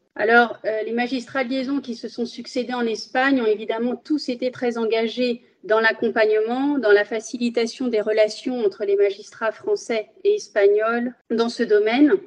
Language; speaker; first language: French; early bilingual, other home language; Spanish